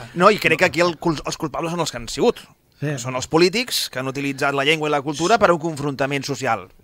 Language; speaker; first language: Catalan; non-native, local second language; Spanish